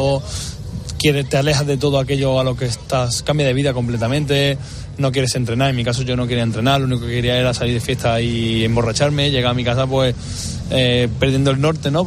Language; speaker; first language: Spanish; native; Spanish